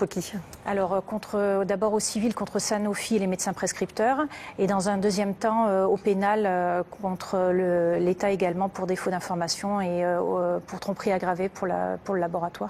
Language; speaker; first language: French; native; French